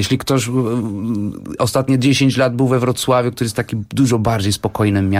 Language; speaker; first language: Polish; non-native, fluent; Portuguese